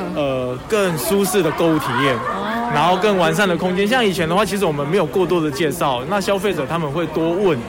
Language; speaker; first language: Chinese; native; Chinese